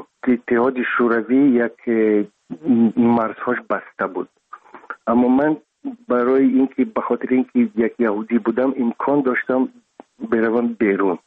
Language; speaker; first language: Persian; non-native, local second language; Russian